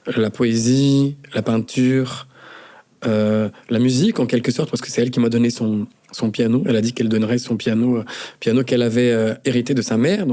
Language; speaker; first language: French; non-native, fluent; Portuguese